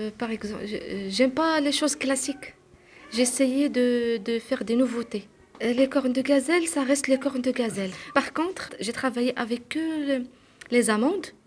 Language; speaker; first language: French; non-native, local second language; Arabic